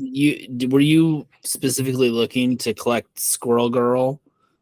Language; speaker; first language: English; native; English